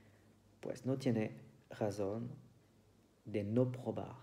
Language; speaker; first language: Spanish; non-native, fluent; French